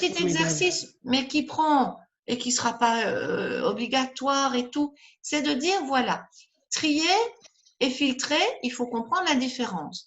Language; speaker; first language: French; native; French